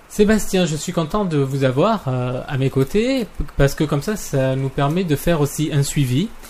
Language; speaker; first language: French; native; French